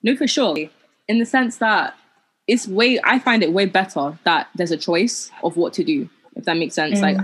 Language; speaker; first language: English; native; English